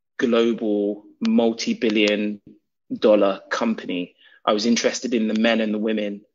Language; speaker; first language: English; native; English